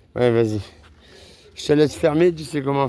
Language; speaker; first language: French; native; French